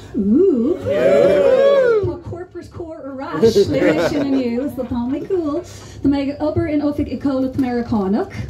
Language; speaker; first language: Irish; non-native, local second language; English